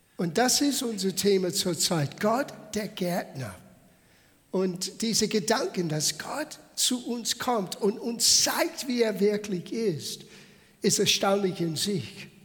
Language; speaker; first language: German; non-native, fluent; English